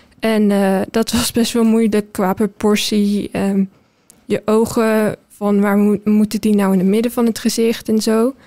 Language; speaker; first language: Dutch; early bilingual, heritage; Dutch